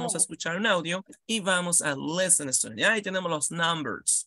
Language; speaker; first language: Spanish; native; Spanish